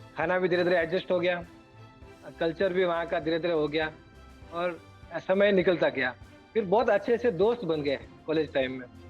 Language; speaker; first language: Hindi; native; Hindi